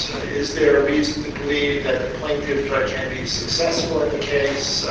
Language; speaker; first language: English; native; English